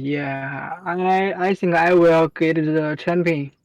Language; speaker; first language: English; non-native, learner; Chinese